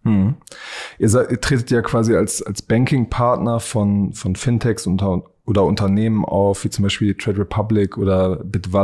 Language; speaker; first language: German; native; German